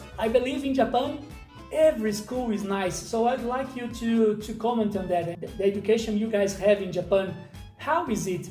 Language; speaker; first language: English; non-native, fluent; Portuguese